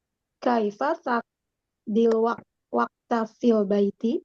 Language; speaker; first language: Arabic; non-native, learner; Indonesian